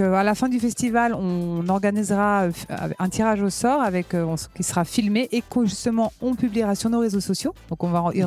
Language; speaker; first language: French; native; French